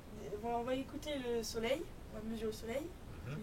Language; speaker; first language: French; native; French